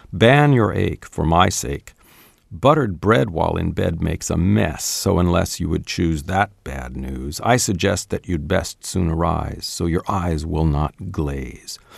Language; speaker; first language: English; native; English